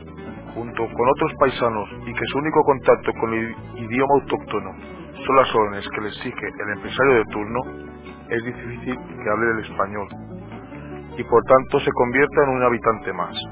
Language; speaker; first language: Spanish; native; Spanish